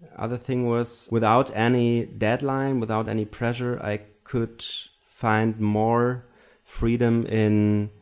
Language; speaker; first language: English; non-native, fluent; German